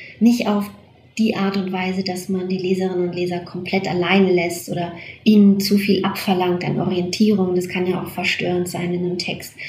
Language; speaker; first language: German; native; German